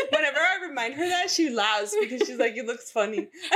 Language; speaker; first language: English; early bilingual, other home language; Spanish